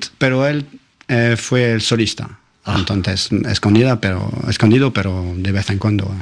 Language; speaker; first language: Spanish; non-native, fluent; French